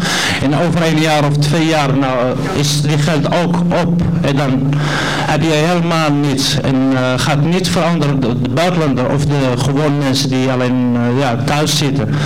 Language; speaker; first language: Dutch; non-native, learner; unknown